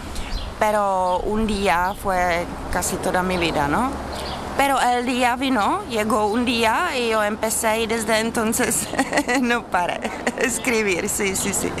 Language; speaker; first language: Spanish; non-native, fluent; Czech